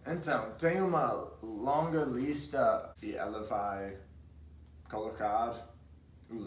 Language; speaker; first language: Portuguese; non-native, fluent; English